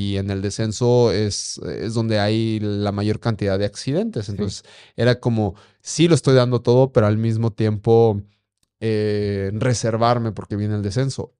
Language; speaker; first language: Spanish; native; Spanish